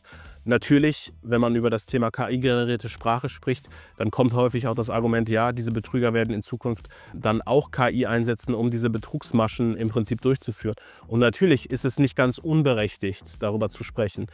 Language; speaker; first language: German; native; German